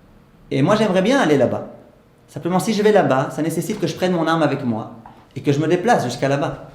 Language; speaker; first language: French; native; French